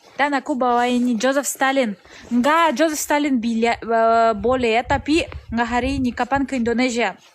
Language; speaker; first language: Indonesian; non-native, learner; Russian